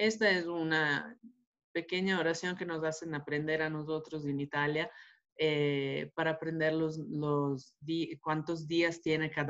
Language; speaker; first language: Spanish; non-native, fluent; Italian